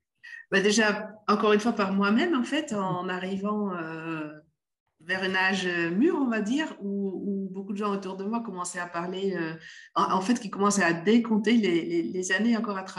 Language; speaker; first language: French; native; French